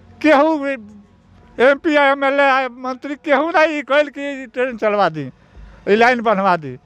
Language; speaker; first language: Hindi; native; Hindi